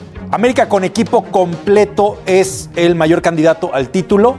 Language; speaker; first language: Spanish; native; Spanish